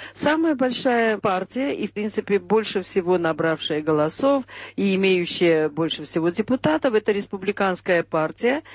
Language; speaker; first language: Russian; native; Russian